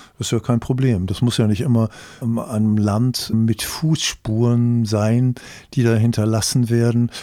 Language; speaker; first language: German; native; German